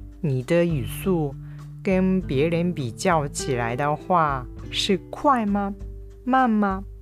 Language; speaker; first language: Chinese; non-native, fluent; Japanese